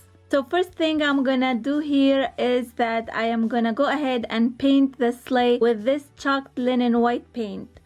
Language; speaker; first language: English; non-native, fluent; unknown